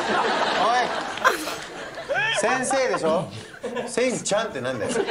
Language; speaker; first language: Japanese; native; Japanese